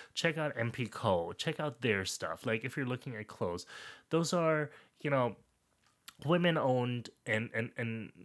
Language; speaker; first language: English; non-native, fluent; German